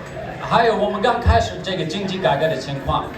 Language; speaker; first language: Chinese; non-native, fluent; English